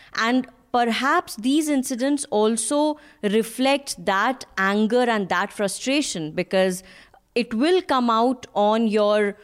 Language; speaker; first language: English; non-native, local second language; Hindi